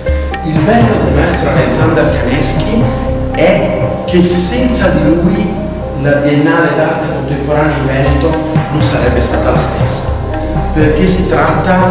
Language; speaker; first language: Italian; native; Italian